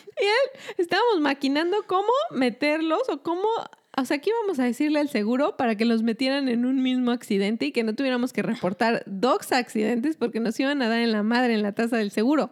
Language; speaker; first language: Spanish; native; Spanish